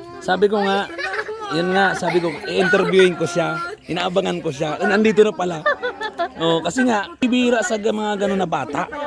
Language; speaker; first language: Filipino; non-native, local second language; Bikol